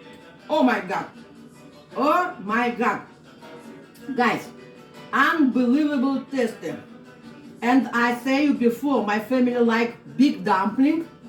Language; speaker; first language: English; non-native, learner; Russian